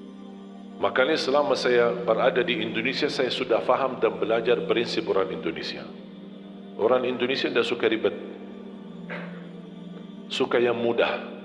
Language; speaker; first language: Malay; non-native, fluent; Arabic